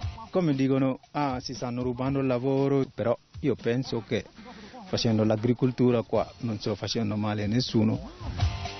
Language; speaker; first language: Italian; non-native, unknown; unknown